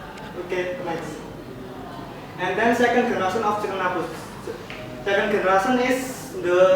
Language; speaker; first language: English; non-native, learner; Indonesian